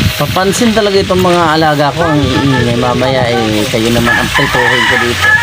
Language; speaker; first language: Filipino; non-native, local second language; Bikol